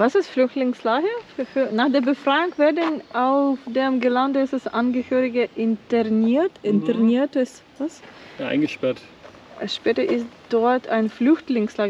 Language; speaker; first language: German; non-native, learner; Ukrainian